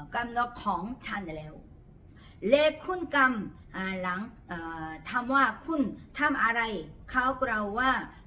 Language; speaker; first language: Thai; non-native, fluent; Korean